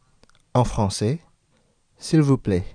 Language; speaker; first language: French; non-native, fluent; Indonesian